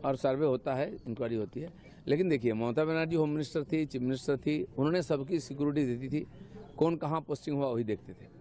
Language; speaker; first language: Hindi; non-native, local second language; Bangla